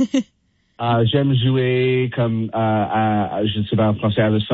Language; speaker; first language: French; non-native, fluent; English